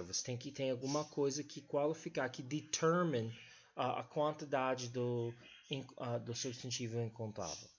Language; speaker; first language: Portuguese; non-native, fluent; English